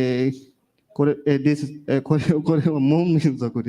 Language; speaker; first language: Japanese; non-native, learner; Burmese